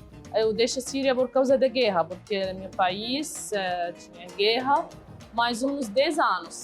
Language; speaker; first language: Portuguese; non-native, learner; Arabic